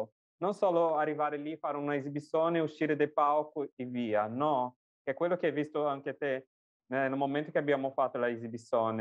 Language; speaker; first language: Italian; non-native, fluent; Portuguese